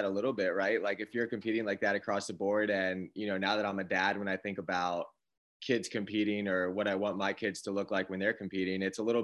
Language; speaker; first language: English; native; English